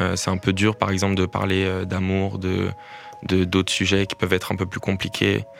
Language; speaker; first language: French; native; French